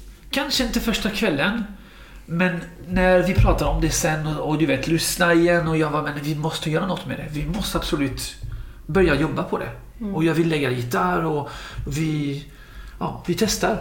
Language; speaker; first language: Swedish; non-native, fluent; French